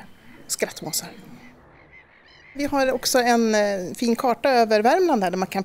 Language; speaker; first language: Swedish; native; Swedish